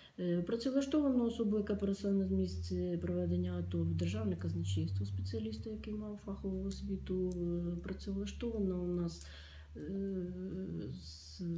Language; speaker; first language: Ukrainian; native; Ukrainian